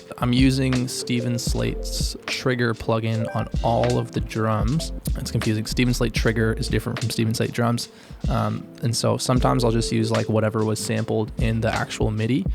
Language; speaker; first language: English; native; English